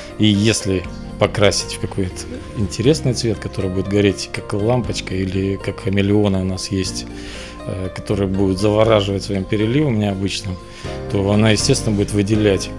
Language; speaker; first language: Russian; native; Russian